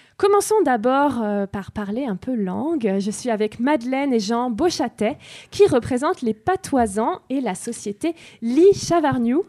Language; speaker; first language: French; native; French